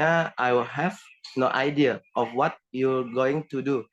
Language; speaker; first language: English; non-native, learner; Indonesian